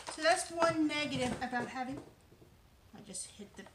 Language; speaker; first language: English; native; English